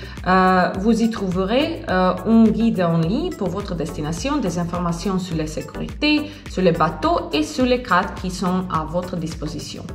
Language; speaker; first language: French; non-native, learner; Croatian